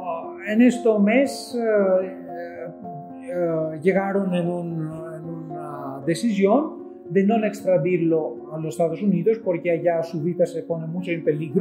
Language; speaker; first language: Spanish; non-native, fluent; Greek